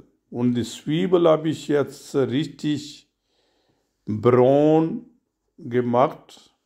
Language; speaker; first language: German; non-native, learner; Urdu